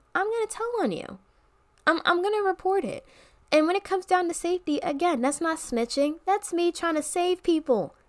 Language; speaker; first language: English; native; English